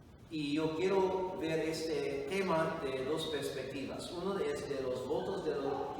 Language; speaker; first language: Spanish; non-native, fluent; English